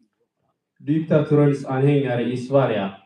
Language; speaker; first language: Swedish; non-native, fluent; Tigrinya